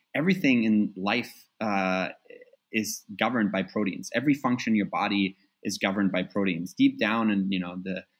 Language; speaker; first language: English; non-native, fluent; German